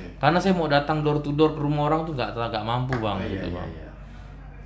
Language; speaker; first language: Indonesian; native; Indonesian